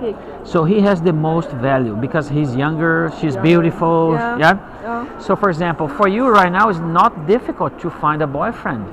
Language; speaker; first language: English; non-native, fluent; Portuguese